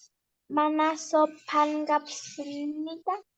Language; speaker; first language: Korean; non-native, learner; Spanish